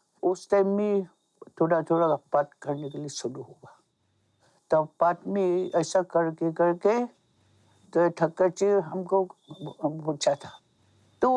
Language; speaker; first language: Hindi; non-native, local second language; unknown